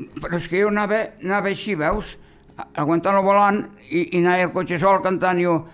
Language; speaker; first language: Catalan; native; Catalan